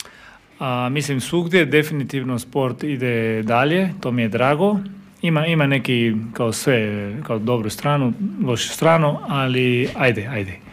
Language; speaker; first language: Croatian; non-native, learner; Spanish